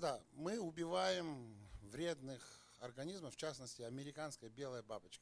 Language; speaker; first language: Russian; native; Russian